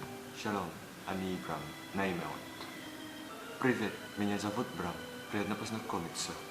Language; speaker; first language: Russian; non-native, learner; Indonesian